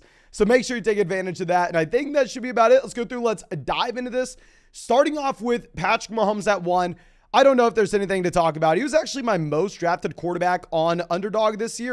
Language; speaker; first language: English; native; English